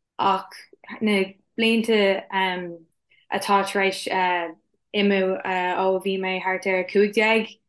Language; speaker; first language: Irish; non-native, local second language; English